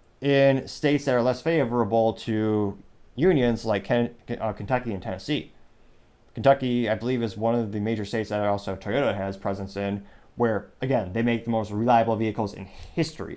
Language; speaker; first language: English; native; English